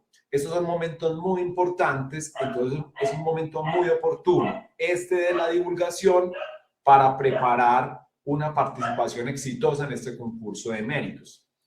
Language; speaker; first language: Spanish; native; Spanish